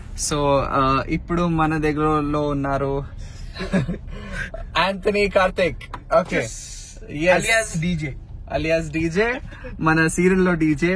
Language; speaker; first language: Telugu; non-native, learner; Kannada